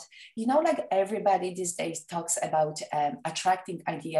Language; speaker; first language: English; non-native, fluent; Polish